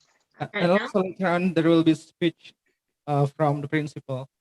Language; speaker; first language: English; non-native, fluent; Indonesian